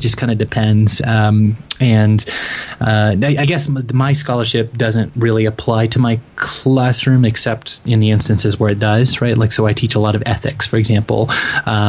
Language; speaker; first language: English; native; English